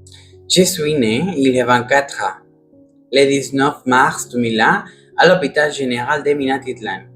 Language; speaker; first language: French; non-native, learner; Spanish